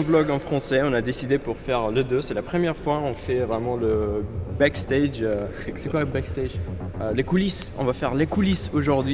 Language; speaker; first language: French; non-native, fluent; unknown